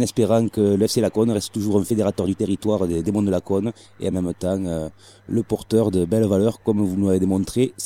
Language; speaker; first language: French; native; French